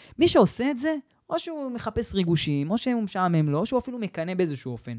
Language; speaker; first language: Hebrew; early bilingual, other home language; English